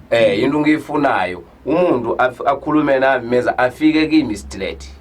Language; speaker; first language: Zulu; native; Zulu